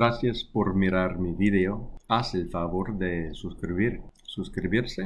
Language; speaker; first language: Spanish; non-native, learner; English